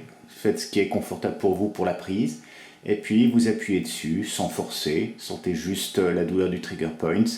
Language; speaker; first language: French; native; French